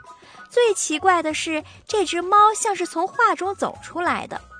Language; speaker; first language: Chinese; native; Chinese